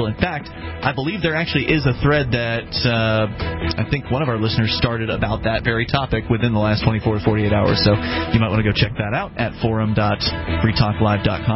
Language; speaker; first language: English; native; English